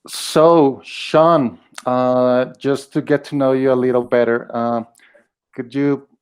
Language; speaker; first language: English; non-native, fluent; Spanish